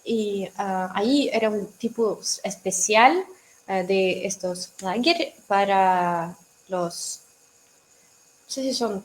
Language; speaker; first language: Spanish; non-native, fluent; Russian